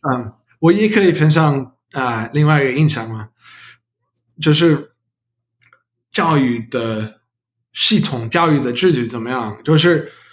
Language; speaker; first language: Chinese; non-native, learner; English